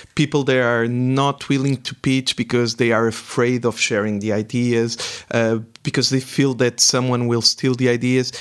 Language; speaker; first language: English; non-native, fluent; Portuguese